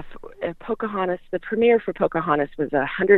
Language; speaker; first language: English; native; English